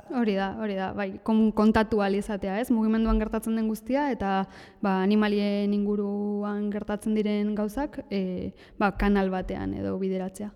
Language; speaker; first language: Basque; native; Basque